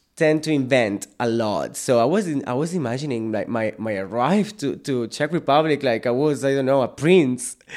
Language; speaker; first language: English; non-native, fluent; Spanish